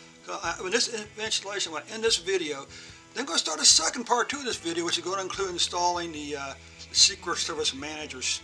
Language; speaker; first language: English; native; English